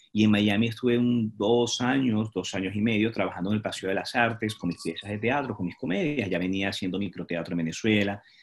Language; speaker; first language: Spanish; native; Spanish